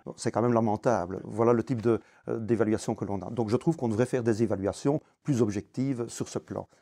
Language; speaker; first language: French; native; French